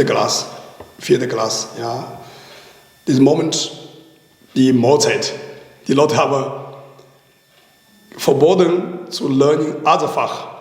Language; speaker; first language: German; non-native, learner; Chinese